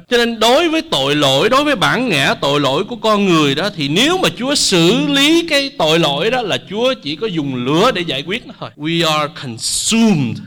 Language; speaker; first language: Vietnamese; native; Vietnamese